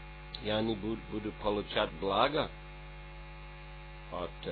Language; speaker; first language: Russian; non-native, fluent; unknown